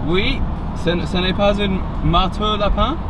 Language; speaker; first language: French; non-native, learner; English